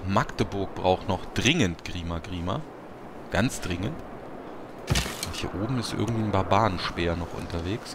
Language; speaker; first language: German; native; German